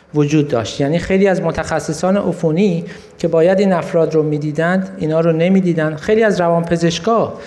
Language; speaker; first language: Persian; native; Persian